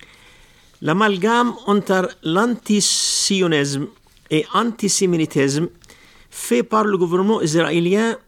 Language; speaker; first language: French; non-native, local second language; Arabic